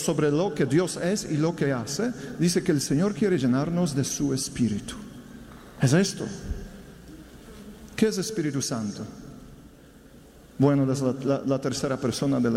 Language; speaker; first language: Spanish; non-native, fluent; Polish